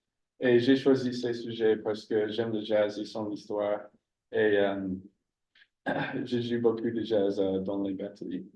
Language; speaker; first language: French; non-native, learner; English